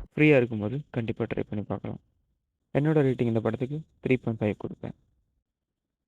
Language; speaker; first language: Tamil; native; Tamil